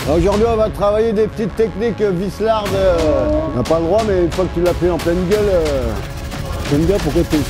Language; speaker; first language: French; native; French